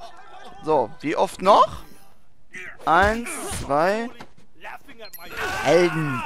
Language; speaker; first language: German; native; German